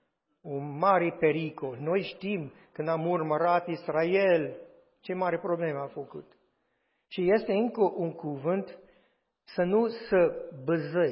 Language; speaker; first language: Romanian; non-native, fluent; English